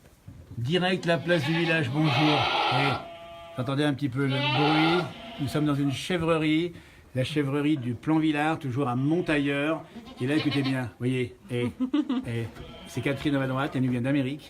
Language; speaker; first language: French; native; French